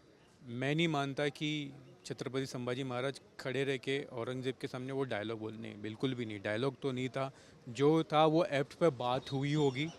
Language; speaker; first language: Hindi; native; Hindi